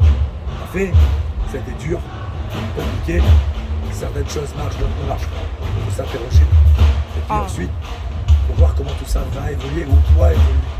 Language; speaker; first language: French; native; French